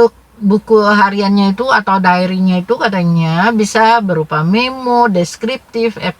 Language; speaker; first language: Indonesian; native; Indonesian